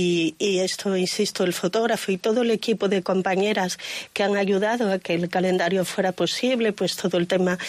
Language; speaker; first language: Spanish; native; Spanish